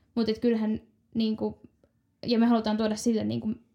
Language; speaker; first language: Finnish; native; Finnish